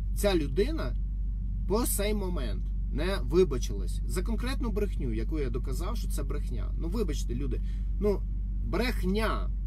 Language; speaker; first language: Ukrainian; non-native, local second language; Russian